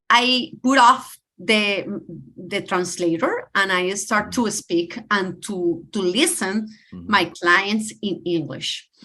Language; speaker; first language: English; non-native, learner; Spanish